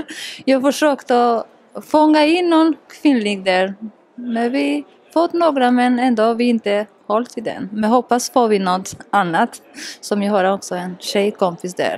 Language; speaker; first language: Swedish; non-native, learner; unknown